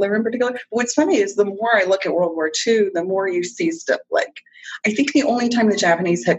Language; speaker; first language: English; native; English